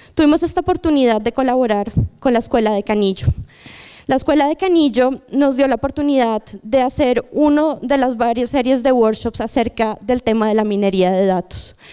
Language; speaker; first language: Spanish; native; Spanish